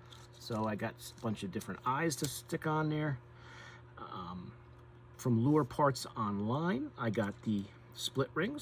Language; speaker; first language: English; native; English